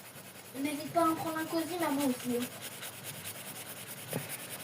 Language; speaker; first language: French; native; French